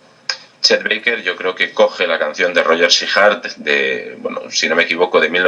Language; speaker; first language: Spanish; native; Spanish